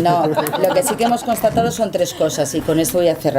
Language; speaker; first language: Spanish; native; Spanish